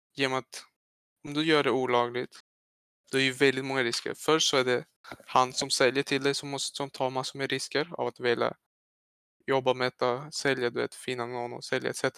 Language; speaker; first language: Swedish; early bilingual, other home language; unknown